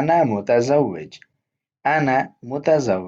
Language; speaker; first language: Arabic; non-native, fluent; Urdu